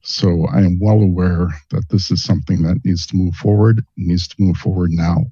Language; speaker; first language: English; native; English